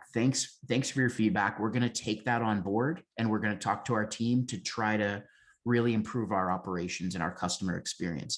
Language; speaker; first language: English; native; English